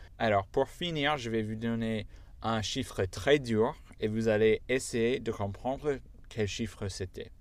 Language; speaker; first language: French; non-native, fluent; English